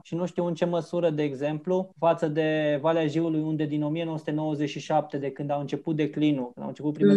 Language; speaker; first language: Romanian; native; Romanian